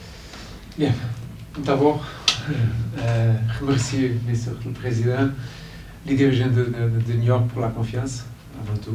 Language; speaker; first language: French; non-native, fluent; Portuguese